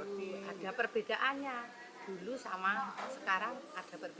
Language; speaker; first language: Indonesian; non-native, local second language; Javanese